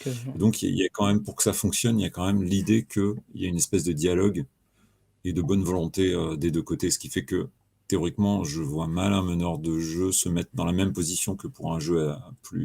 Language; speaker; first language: French; native; French